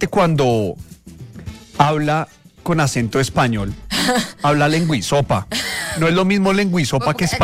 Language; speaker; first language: Spanish; native; Spanish